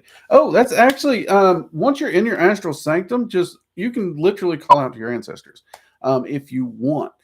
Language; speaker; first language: English; native; English